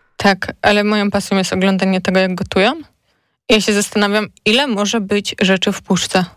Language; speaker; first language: Polish; native; Polish